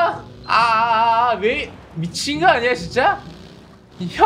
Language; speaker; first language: Korean; native; Korean